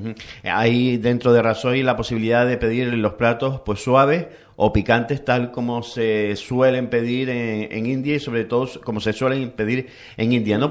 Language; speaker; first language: Spanish; native; Spanish